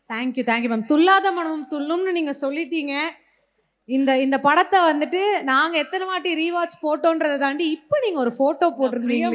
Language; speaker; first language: Tamil; native; Tamil